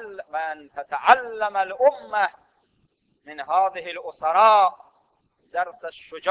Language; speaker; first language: Arabic; non-native, fluent; Persian